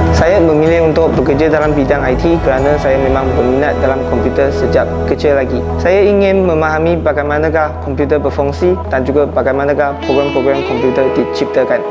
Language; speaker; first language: Malay; non-native, local second language; Chinese